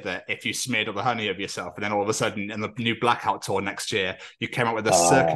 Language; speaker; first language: English; native; English